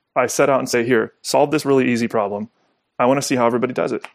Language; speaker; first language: English; native; English